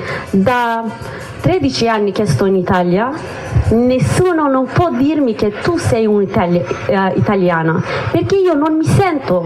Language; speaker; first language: Italian; non-native, learner; Kurdish